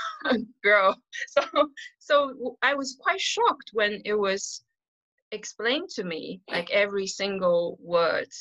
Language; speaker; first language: English; non-native, fluent; Wu Chinese